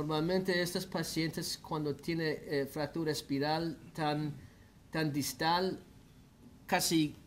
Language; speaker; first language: Spanish; non-native, learner; English